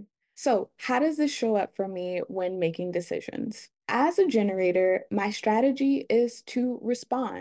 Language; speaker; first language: English; native; English